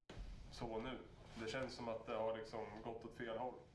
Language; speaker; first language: Swedish; native; Swedish